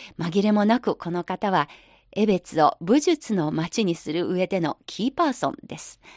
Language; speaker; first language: Japanese; non-native, fluent; Chinese